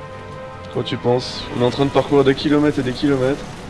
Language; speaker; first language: French; native; French